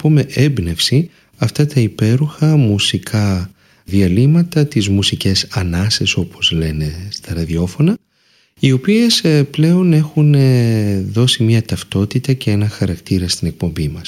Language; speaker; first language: Greek; native; Greek